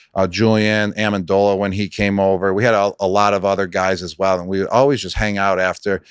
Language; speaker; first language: English; native; English